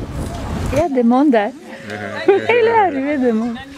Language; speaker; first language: French; non-native, learner; Italian